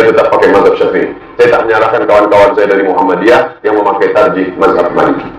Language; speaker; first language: Indonesian; non-native, local second language; Malay